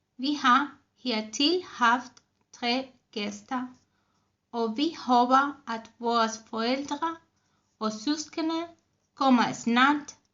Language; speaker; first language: Danish; non-native, learner; Spanish